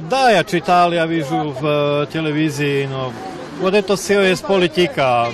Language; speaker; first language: Russian; non-native, learner; Slovak